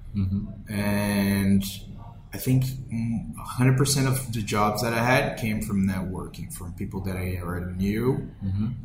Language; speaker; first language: English; non-native, fluent; Portuguese